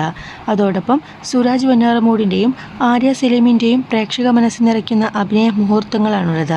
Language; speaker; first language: Malayalam; native; Malayalam